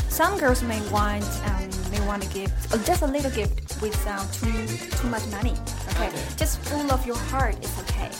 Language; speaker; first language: English; non-native, fluent; Chinese